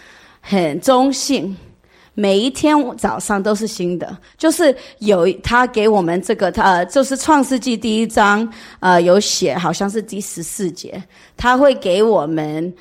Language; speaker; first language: Chinese; early bilingual, heritage; English